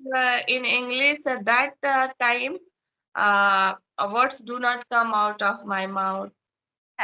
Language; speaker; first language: English; non-native, learner; Hindi